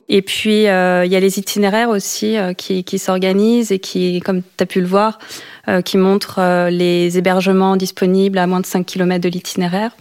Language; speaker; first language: French; native; French